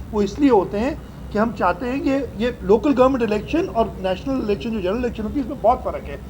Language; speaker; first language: Urdu; non-native, local second language; Sindhi